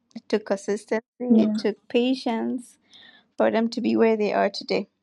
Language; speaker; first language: English; non-native, local second language; Hausa